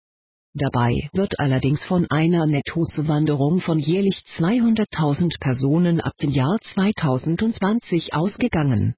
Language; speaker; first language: German; native; German